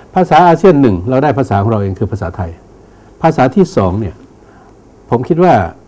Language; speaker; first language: Thai; non-native, local second language; Northeastern Thai